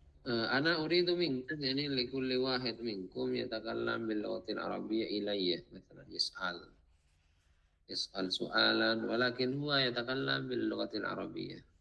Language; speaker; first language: Arabic; non-native, fluent; Indonesian